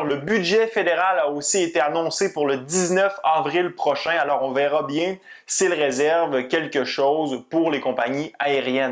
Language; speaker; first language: French; native; French